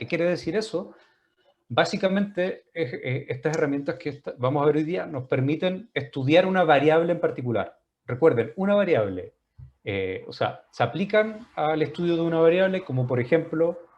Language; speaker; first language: Spanish; native; Spanish